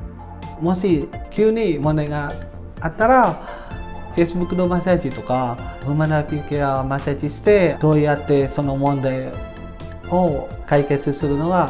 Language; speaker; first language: Japanese; non-native, fluent; Indonesian